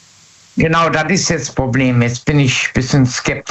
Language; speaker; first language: German; native; German